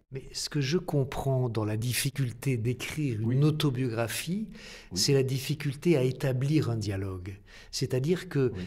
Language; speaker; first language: French; native; French